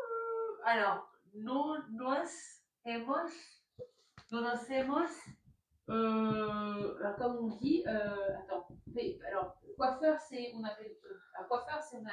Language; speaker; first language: French; native; French